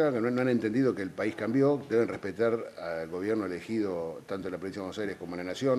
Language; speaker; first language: Spanish; native; Spanish